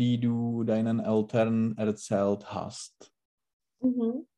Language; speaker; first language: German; non-native, learner; Czech